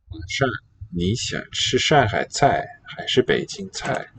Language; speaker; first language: Chinese; non-native, learner; English